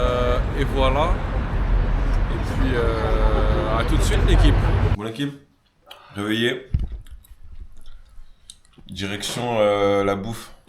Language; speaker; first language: French; native; French